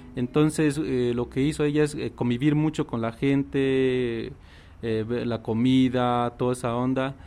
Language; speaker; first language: Spanish; non-native, local second language; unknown